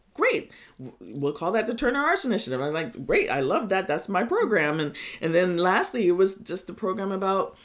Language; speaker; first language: English; native; English